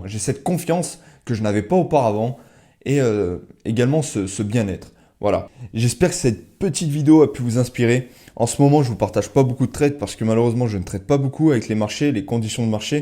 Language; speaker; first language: French; native; French